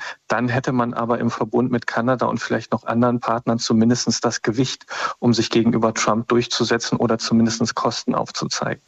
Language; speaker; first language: German; native; German